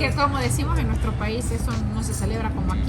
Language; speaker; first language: Spanish; native; Spanish